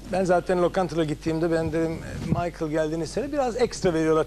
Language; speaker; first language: Turkish; non-native, fluent; English